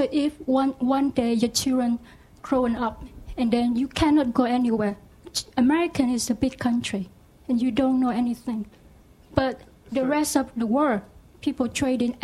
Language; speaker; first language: English; non-native, learner; Vietnamese